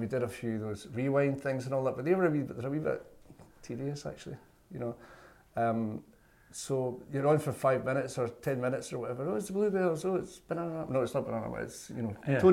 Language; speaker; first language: English; native; English